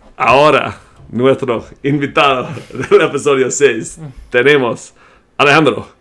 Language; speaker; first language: Spanish; non-native, fluent; English